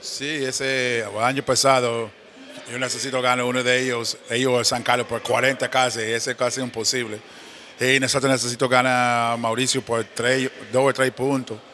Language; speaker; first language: Spanish; non-native, learner; English